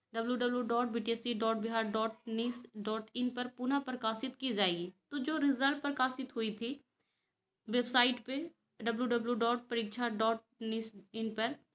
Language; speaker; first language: Hindi; native; Hindi